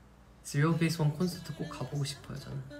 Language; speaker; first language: Korean; non-native, fluent; English